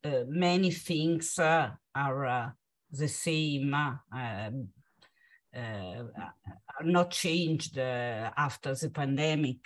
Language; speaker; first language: English; non-native, fluent; Italian